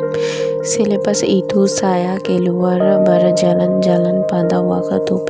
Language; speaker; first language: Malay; non-native, learner; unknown